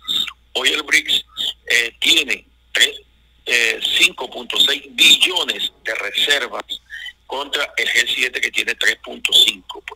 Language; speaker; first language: Spanish; native; Spanish